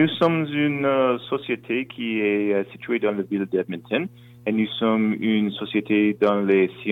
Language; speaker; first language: French; non-native, local second language; English